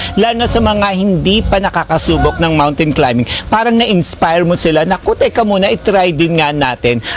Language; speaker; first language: Filipino; native; Filipino